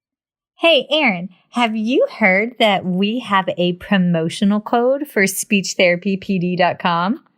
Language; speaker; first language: English; native; English